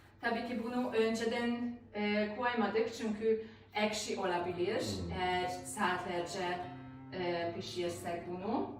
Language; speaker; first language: Turkish; non-native, fluent; Hungarian